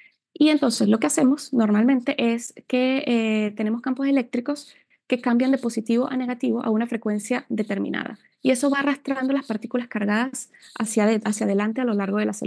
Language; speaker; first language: Spanish; native; Spanish